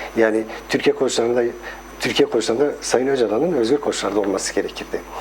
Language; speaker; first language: Turkish; non-native, local second language; Kurdish